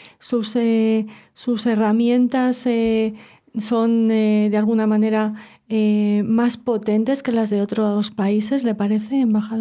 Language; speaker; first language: Spanish; native; Spanish